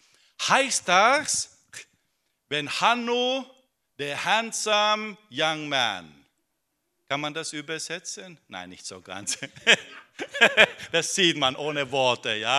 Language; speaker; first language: German; non-native, fluent; Finnish